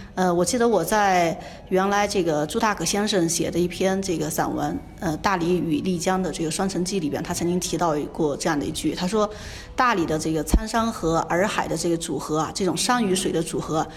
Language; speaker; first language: Chinese; native; Chinese